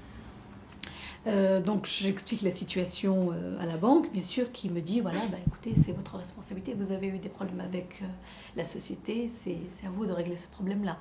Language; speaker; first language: French; native; French